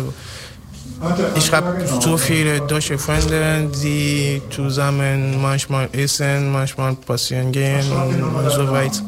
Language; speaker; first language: German; non-native, learner; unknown